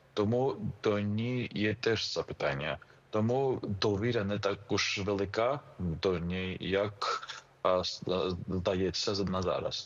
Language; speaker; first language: Ukrainian; non-native, fluent; Georgian